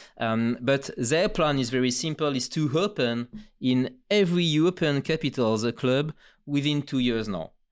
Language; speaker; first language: English; non-native, fluent; French